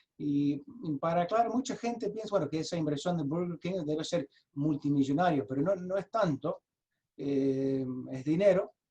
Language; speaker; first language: Spanish; early bilingual, heritage; Spanish